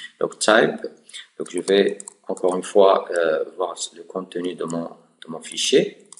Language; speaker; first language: French; non-native, local second language; Arabic